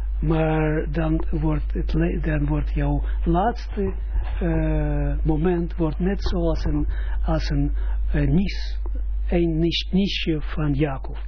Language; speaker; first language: Dutch; non-native, fluent; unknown